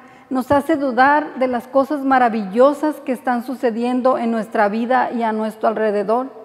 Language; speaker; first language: Spanish; native; Spanish